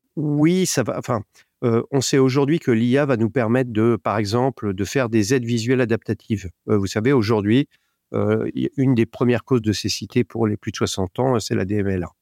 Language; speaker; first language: French; native; French